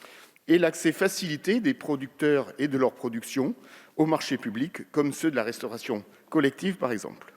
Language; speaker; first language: French; native; French